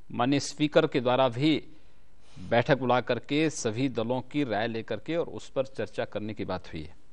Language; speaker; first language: Hindi; native; Hindi